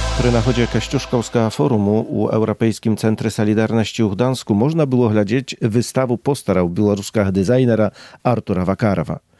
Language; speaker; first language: Belarusian; native; Belarusian